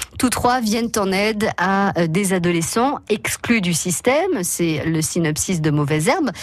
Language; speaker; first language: French; native; French